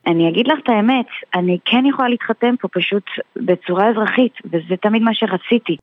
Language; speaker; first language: Hebrew; non-native, fluent; Russian